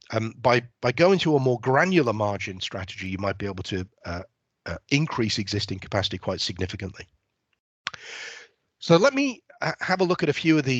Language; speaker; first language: English; native; English